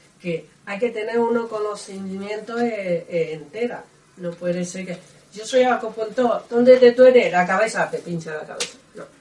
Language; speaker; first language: Spanish; non-native, learner; Chinese